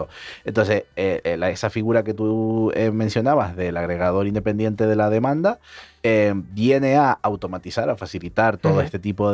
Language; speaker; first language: Spanish; native; Spanish